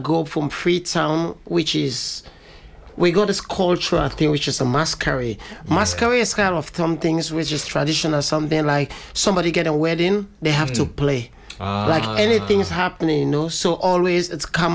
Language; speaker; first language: English; non-native, local second language; Krio